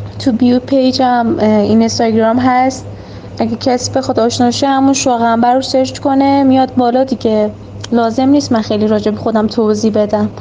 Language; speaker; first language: Persian; native; Persian